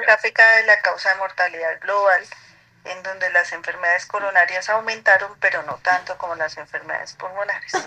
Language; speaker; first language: Spanish; native; Spanish